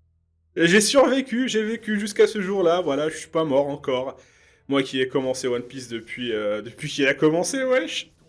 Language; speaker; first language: French; native; French